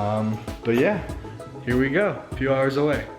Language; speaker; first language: English; native; English